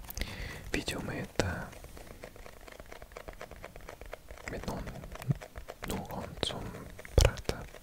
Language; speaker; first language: Swedish; non-native, learner; English